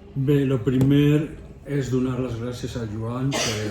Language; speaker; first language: Catalan; non-native, local second language; Spanish